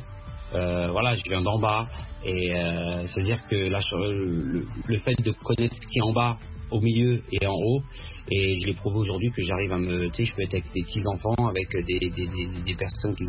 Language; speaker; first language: French; early bilingual, other home language; Arabic